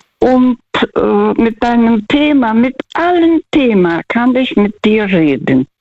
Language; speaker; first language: German; non-native, fluent; Russian